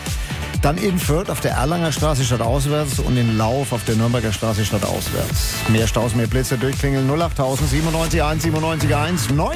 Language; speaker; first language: German; native; German